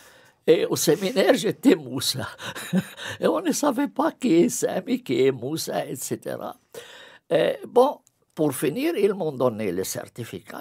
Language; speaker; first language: French; non-native, fluent; Arabic